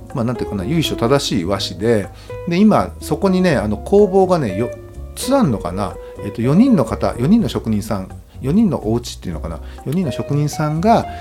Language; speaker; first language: Japanese; native; Japanese